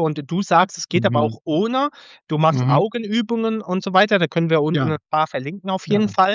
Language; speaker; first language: German; native; German